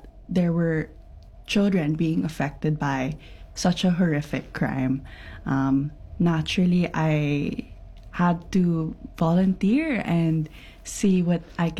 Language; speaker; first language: English; non-native, local second language; Filipino